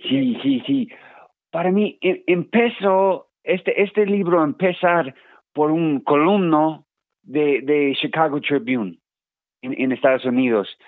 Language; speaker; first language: Spanish; non-native, learner; English